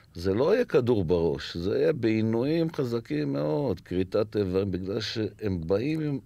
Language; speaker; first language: Hebrew; native; Hebrew